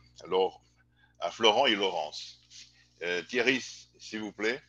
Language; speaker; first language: French; non-native, fluent; Portuguese